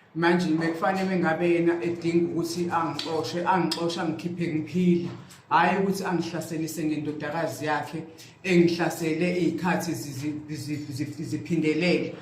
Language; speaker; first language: Zulu; native; Zulu